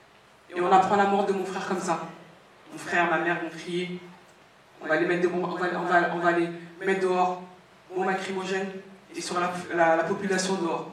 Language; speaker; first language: French; native; French